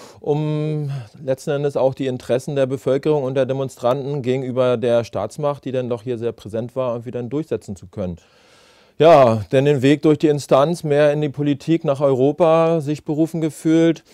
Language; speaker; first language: German; native; German